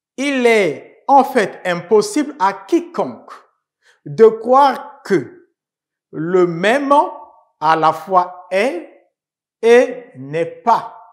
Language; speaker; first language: French; native; French